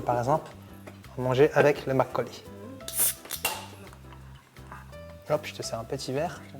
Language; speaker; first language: French; native; French